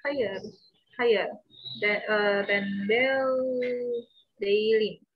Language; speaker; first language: Turkish; non-native, learner; Indonesian